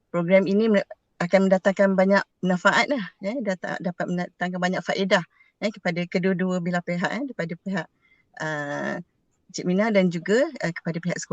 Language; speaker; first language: Malay; native; Malay